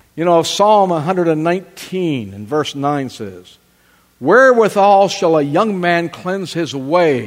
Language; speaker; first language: English; native; English